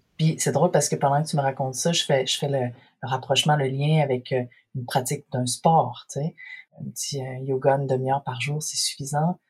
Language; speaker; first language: French; native; French